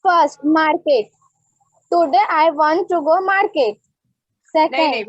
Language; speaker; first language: English; non-native, learner; Hindi